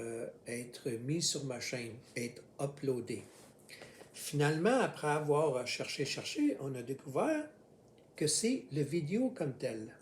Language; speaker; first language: French; native; French